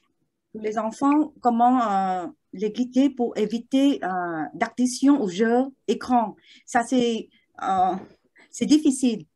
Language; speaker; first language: French; non-native, learner; Vietnamese